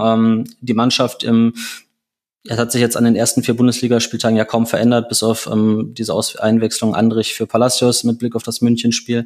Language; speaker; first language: German; native; German